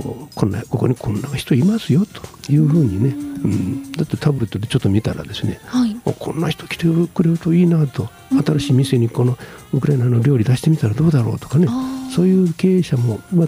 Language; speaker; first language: Japanese; native; Japanese